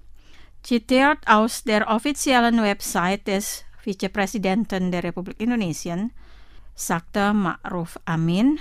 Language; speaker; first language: German; non-native, fluent; Indonesian